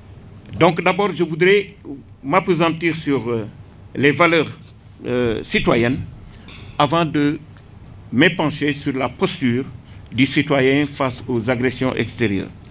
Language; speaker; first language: French; non-native, local second language; Wolof